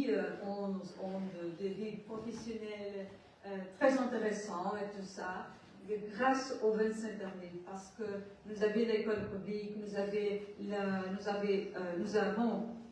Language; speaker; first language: French; non-native, learner; Portuguese